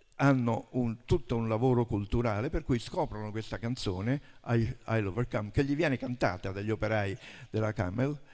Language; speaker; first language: Italian; native; Italian